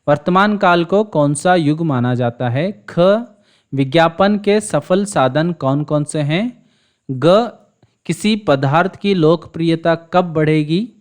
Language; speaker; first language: Hindi; non-native, local second language; Kannada